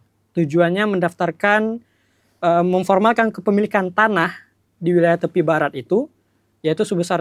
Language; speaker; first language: Indonesian; native; Indonesian